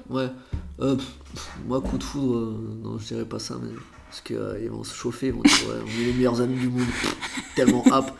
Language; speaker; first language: French; early bilingual, other home language; Portuguese